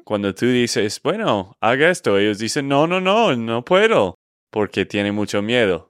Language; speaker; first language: Spanish; non-native, fluent; English